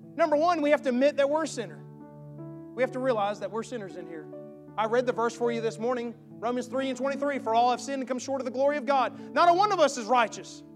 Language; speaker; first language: English; native; English